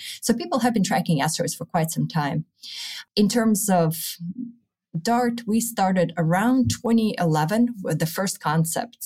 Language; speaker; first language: English; early bilingual, other home language; Russian